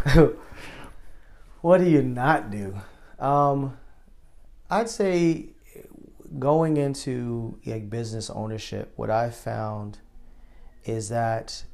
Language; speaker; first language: English; native; English